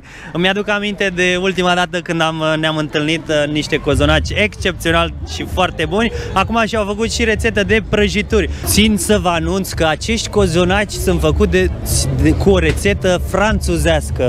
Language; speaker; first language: Romanian; native; Romanian